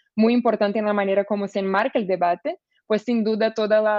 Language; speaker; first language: Spanish; non-native, fluent; Portuguese